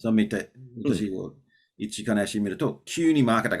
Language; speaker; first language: Japanese; non-native, learner; English